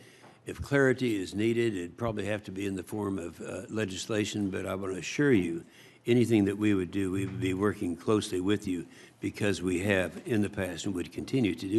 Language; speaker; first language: English; native; English